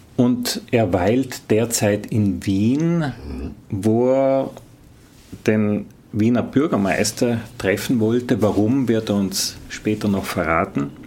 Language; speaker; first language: German; native; German